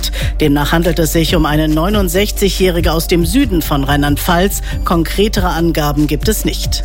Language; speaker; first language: German; native; German